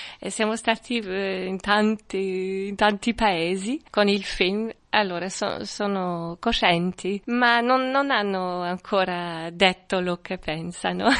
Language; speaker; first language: Italian; non-native, fluent; French